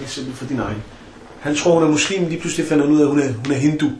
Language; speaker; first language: Danish; native; Danish